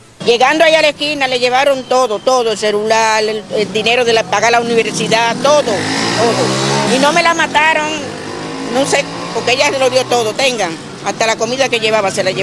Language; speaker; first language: Spanish; native; Spanish